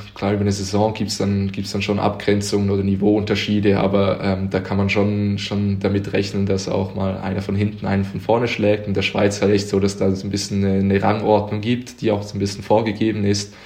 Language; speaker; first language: German; native; German